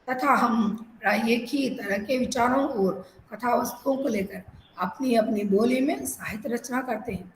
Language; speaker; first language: Hindi; non-native, local second language; Telugu